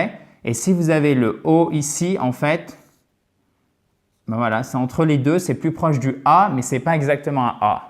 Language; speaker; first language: French; native; French